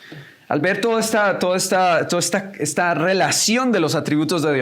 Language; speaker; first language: Spanish; native; Spanish